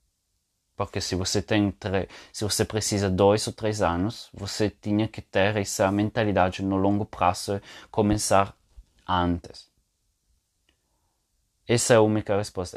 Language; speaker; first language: Portuguese; non-native, fluent; Italian